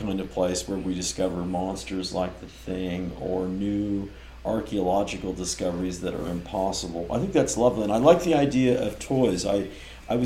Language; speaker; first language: English; native; English